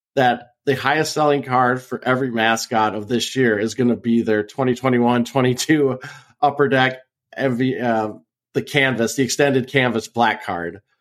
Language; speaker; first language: English; native; English